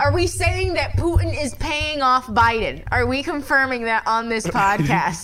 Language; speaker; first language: English; early bilingual, other home language; Spanish